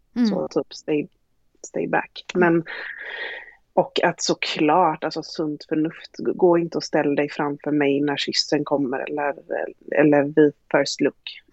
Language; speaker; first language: Swedish; native; Swedish